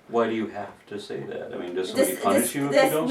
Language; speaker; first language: English; native; English